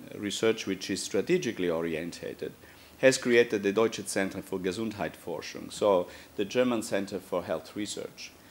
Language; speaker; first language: English; non-native, fluent; Italian